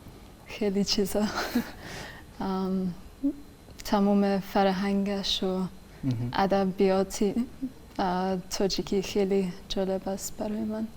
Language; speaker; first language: Persian; non-native, fluent; English